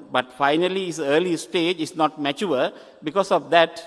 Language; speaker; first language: English; non-native, local second language; Sinhala